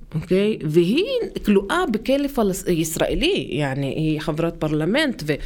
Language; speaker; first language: Hebrew; non-native, local second language; Arabic